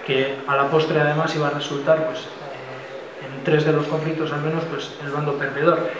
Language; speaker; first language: Spanish; non-native, local second language; Basque